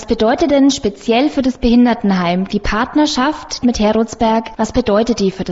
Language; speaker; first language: German; native; German